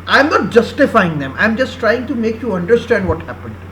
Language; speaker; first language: English; non-native, local second language; Urdu